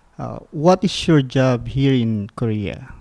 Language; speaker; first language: English; non-native, local second language; Filipino